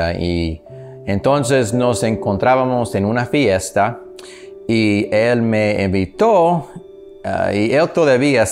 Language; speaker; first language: Spanish; non-native, learner; English